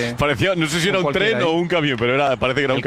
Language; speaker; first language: Spanish; native; Spanish